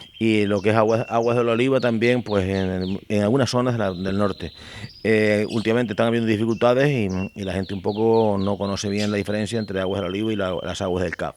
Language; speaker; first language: Spanish; native; Spanish